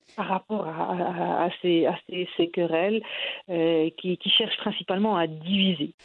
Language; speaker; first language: French; non-native, local second language; Arabic